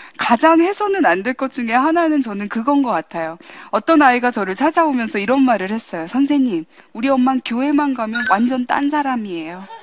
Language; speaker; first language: Korean; early bilingual, heritage; English